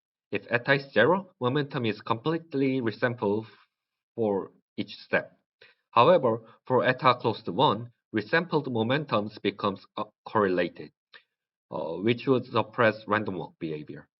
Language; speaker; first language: English; non-native, learner; Korean